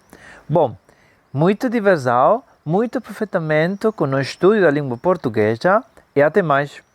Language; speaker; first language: Portuguese; non-native, fluent; Spanish